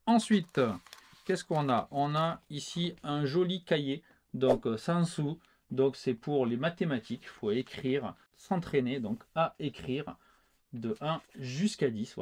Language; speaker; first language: French; native; French